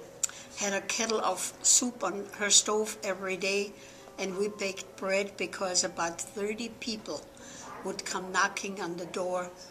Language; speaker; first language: English; non-native, fluent; German